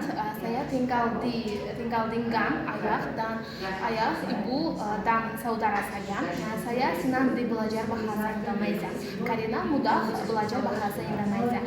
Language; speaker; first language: Indonesian; non-native, learner; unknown